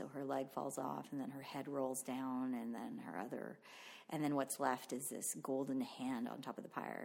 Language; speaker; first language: English; non-native, fluent; Filipino